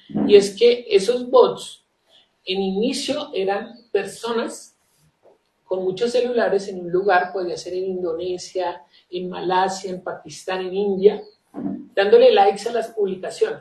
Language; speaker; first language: Spanish; native; Spanish